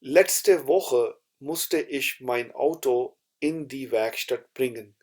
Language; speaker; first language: German; non-native, fluent; Urdu